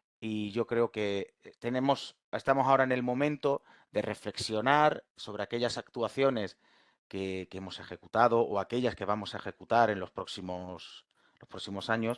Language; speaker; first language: Spanish; native; Spanish